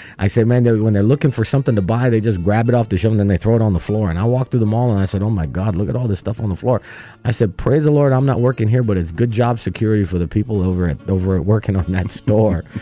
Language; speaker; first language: English; early bilingual, other home language; Spanish